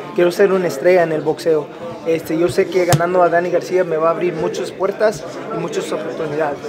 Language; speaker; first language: Spanish; early bilingual, other home language; English